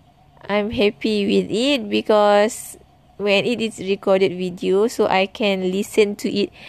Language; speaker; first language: English; non-native, learner; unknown